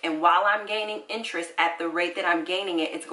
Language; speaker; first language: English; native; English